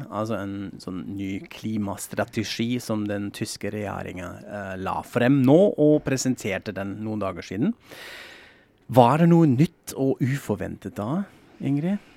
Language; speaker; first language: Norwegian; non-native, fluent; German